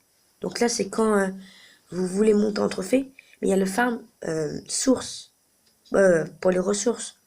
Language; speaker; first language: French; native; French